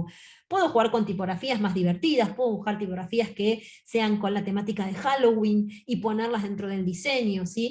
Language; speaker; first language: Spanish; native; Spanish